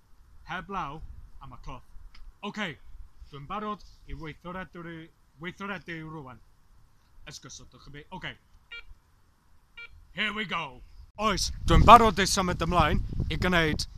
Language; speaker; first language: Welsh; non-native, learner; English